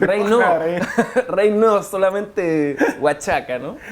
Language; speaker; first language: Spanish; native; Spanish